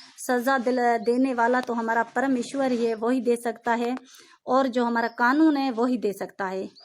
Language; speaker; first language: Urdu; non-native, local second language; Sindhi